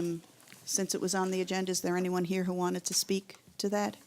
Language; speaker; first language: English; native; English